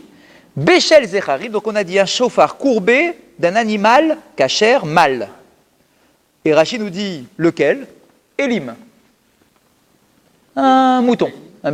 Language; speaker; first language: French; native; French